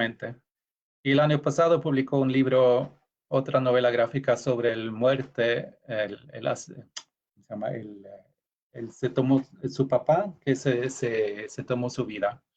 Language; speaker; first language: Spanish; non-native, fluent; Norwegian